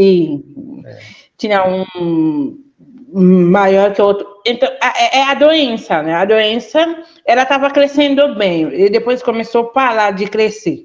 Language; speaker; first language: Portuguese; non-native, fluent; Haitian Creole